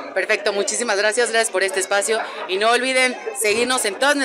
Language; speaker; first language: Spanish; native; Spanish